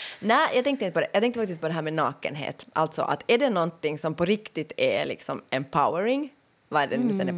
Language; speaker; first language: Swedish; native; Swedish